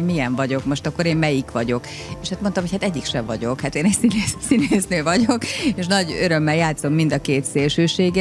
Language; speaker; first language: Hungarian; native; Hungarian